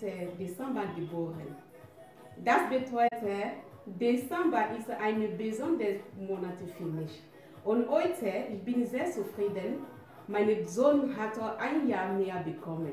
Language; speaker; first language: German; non-native, learner; French